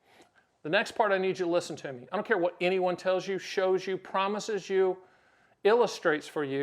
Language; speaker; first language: English; native; English